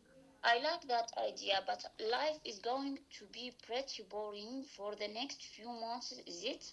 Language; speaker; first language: English; non-native, learner; Arabic